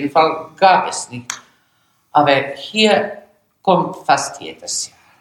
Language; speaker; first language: German; non-native, learner; Bosnian